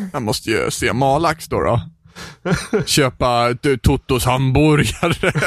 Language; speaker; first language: Swedish; native; Swedish